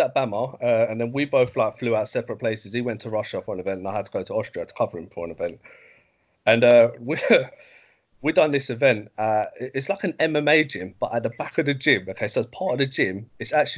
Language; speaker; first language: English; native; English